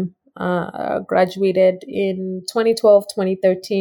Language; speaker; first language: English; non-native, local second language; Yoruba